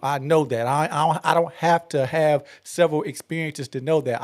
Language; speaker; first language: English; native; English